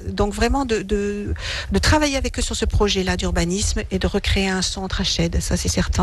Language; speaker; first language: French; native; French